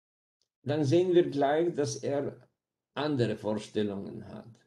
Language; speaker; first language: German; non-native, fluent; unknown